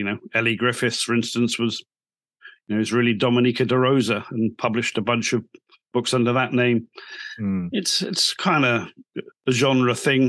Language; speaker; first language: English; native; English